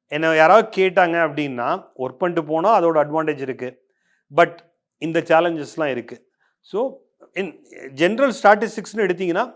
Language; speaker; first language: Tamil; native; Tamil